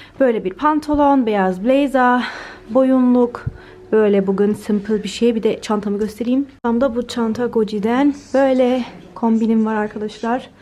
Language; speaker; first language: Turkish; native; Turkish